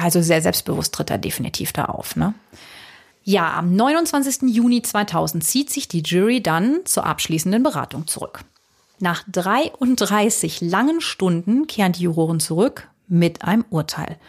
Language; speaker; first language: German; native; German